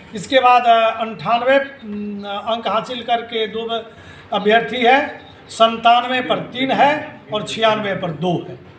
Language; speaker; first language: Hindi; native; Hindi